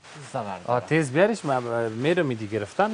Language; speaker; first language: Persian; native; Persian